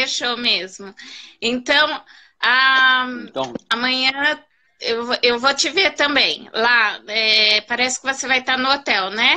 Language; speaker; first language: Portuguese; native; Portuguese